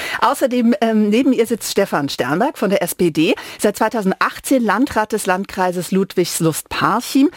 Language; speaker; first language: German; native; German